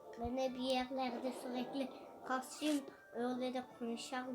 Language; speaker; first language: Turkish; early bilingual, heritage; Dutch